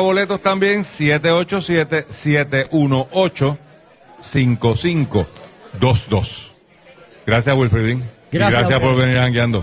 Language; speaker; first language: Spanish; native; Spanish